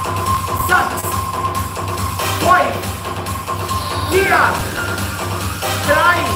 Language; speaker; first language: German; non-native, fluent; Portuguese